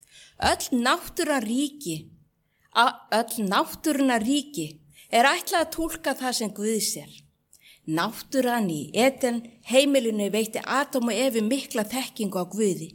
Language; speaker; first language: Icelandic; native; Icelandic